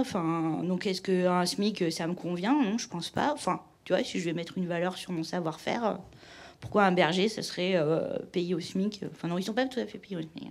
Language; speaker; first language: French; native; French